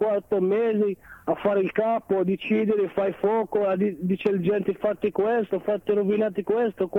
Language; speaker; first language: Italian; non-native, learner; Arabic